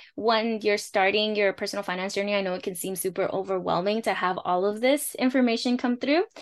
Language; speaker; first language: English; early bilingual, other home language; Spanish